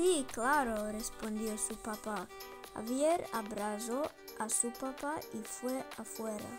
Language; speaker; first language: Spanish; non-native, learner; English